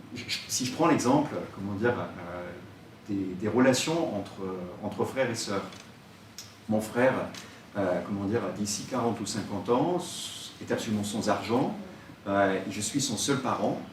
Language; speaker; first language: French; native; French